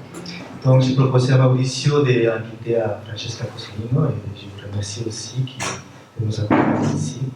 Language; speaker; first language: French; non-native, fluent; Spanish